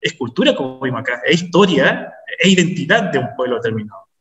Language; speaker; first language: Spanish; native; Spanish